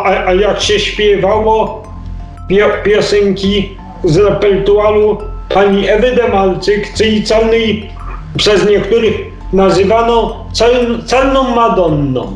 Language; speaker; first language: Polish; native; Polish